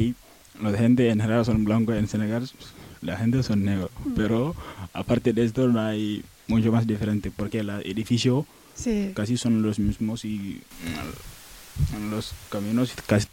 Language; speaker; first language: Spanish; non-native, learner; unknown